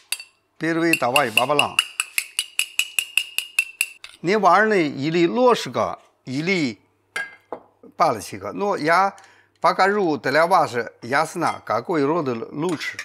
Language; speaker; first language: Russian; non-native, learner; Chinese